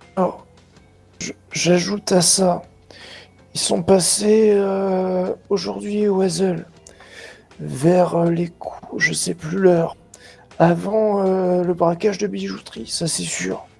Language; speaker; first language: French; native; French